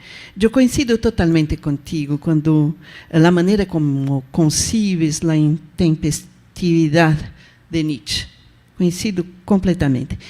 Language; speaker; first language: Spanish; non-native, fluent; Portuguese